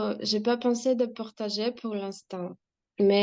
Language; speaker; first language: French; non-native, fluent; Russian